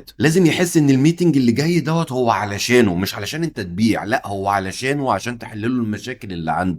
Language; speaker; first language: Arabic; native; Arabic